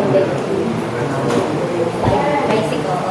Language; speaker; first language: English; non-native, learner; Indonesian